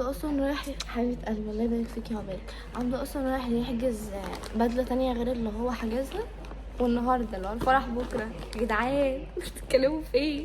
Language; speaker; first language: Arabic; native; Arabic